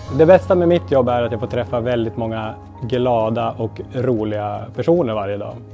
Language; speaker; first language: Swedish; native; Swedish